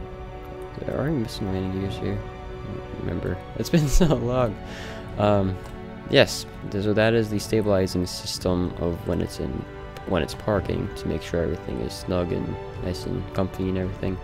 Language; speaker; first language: English; native; English